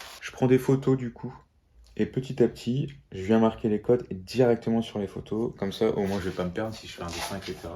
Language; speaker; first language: French; native; French